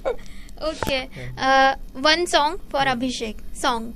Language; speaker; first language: English; non-native, local second language; Hindi